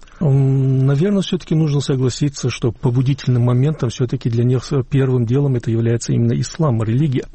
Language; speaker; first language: Russian; non-native, local second language; Chechen